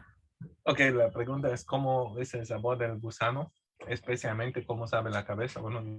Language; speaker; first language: Spanish; non-native, fluent; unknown